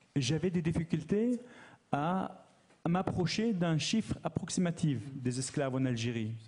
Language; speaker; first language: French; non-native, fluent; Arabic